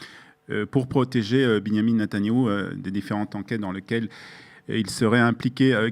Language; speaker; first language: French; native; French